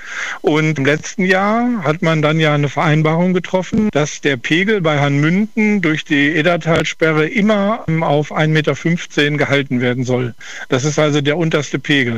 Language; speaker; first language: German; native; German